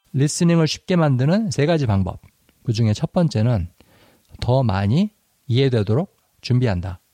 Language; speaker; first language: Korean; native; Korean